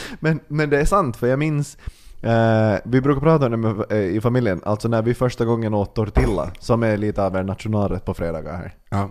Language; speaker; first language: Swedish; native; Swedish